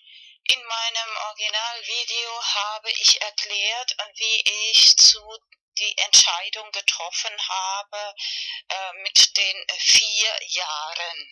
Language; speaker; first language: German; non-native, fluent; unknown